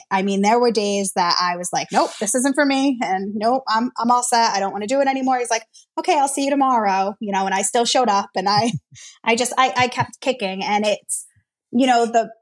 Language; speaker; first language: English; native; English